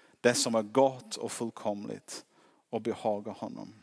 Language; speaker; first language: Swedish; non-native, fluent; English